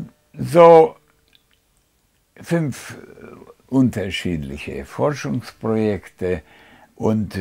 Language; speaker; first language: German; non-native, fluent; Hungarian